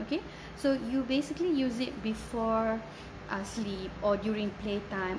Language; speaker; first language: English; non-native, local second language; Malay